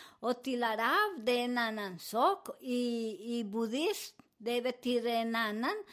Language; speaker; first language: Swedish; non-native, learner; Spanish